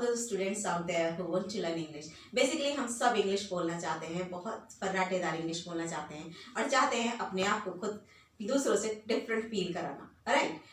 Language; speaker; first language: Hindi; native; Hindi